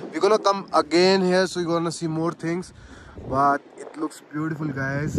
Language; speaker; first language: English; non-native, local second language; Hindi